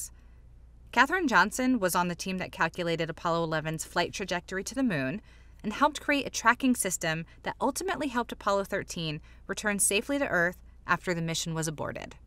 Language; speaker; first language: English; native; English